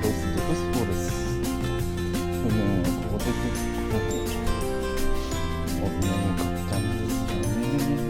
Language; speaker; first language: Japanese; native; Japanese